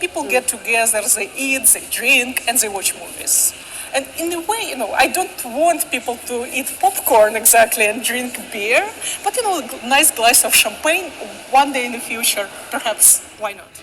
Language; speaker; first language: English; non-native, fluent; Russian